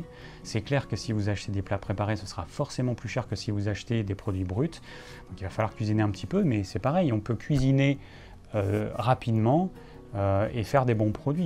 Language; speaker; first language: French; native; French